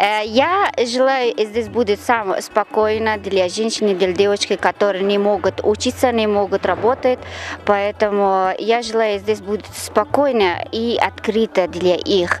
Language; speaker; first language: Russian; non-native, learner; Persian